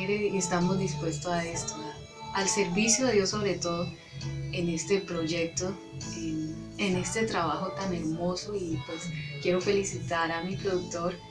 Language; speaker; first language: Spanish; native; Spanish